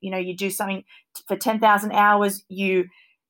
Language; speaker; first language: English; native; English